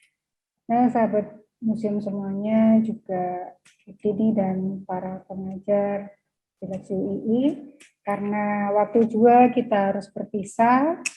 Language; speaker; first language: Indonesian; native; Indonesian